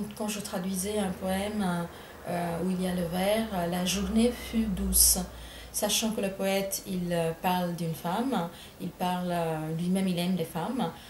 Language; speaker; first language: French; non-native, fluent; Bangla